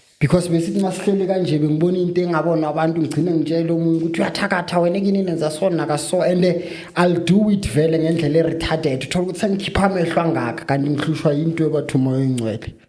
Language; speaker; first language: Zulu; native; Zulu